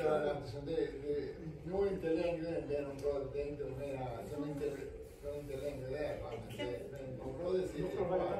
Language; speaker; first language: Swedish; non-native, fluent; Spanish